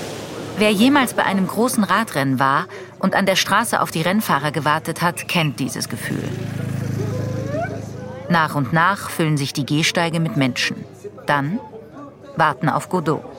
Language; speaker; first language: German; native; German